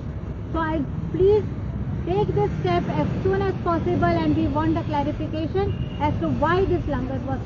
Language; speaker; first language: English; non-native, local second language; Hindi